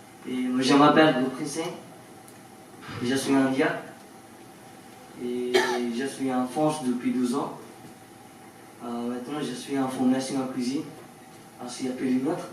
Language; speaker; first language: French; non-native, learner; Hindi